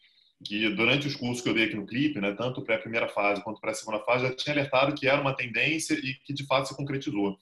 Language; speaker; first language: Portuguese; native; Portuguese